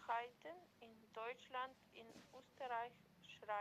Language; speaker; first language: German; non-native, learner; Macedonian